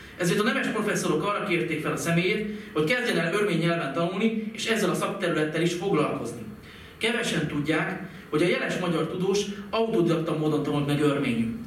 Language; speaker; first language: Hungarian; native; Hungarian